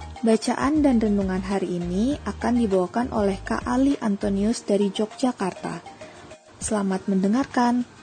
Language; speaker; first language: Indonesian; native; Indonesian